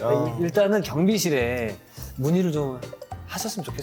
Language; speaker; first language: Korean; native; Korean